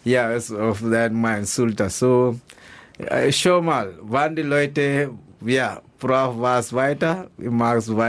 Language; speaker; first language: German; non-native, learner; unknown